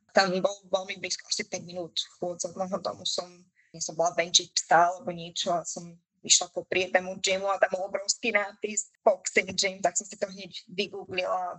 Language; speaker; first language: Slovak; native; Slovak